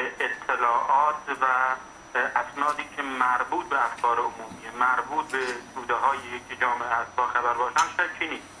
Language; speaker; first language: Persian; non-native, local second language; Central Kurdish